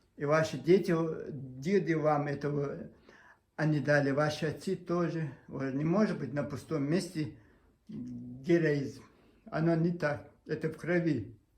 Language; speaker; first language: Russian; non-native, local second language; Chechen